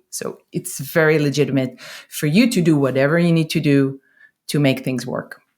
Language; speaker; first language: English; non-native, fluent; Hebrew